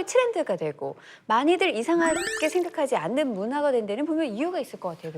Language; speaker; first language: Korean; native; Korean